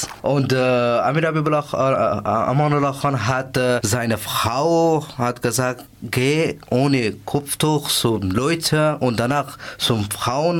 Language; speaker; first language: German; non-native, learner; Persian